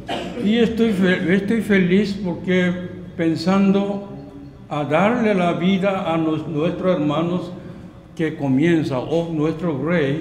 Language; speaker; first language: Spanish; non-native, learner; Korean